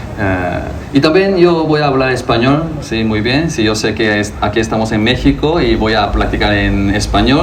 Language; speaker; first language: Spanish; non-native, fluent; Korean